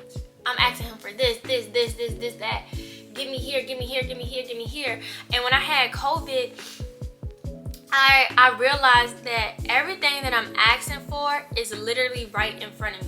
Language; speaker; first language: English; native; English